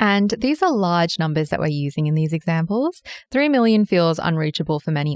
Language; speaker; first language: English; native; English